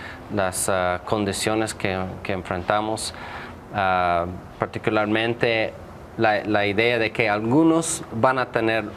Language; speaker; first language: Spanish; non-native, fluent; English